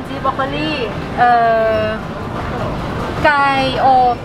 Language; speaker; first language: French; non-native, learner; Thai